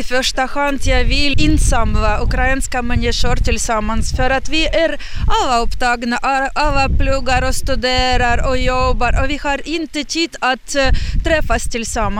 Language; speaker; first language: Swedish; non-native, learner; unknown